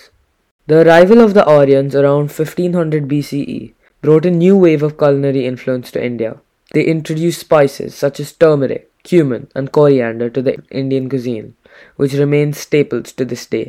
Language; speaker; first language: English; non-native, local second language; Hindi